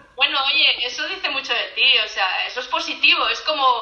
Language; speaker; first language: Spanish; native; Spanish